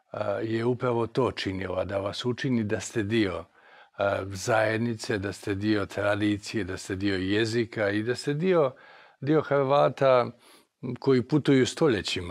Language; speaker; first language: Croatian; native; Croatian